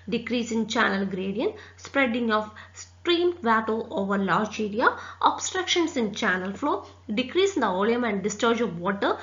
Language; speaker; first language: English; non-native, local second language; Malayalam